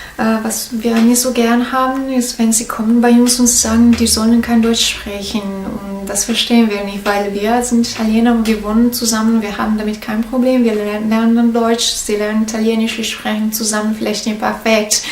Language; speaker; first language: German; non-native, learner; Italian